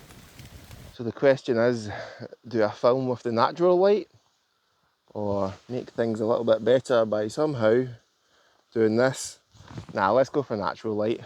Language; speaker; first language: English; native; English